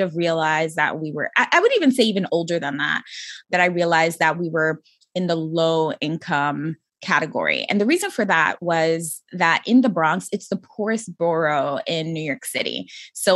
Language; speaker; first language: English; native; English